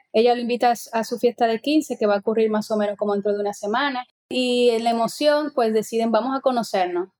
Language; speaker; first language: Spanish; native; Spanish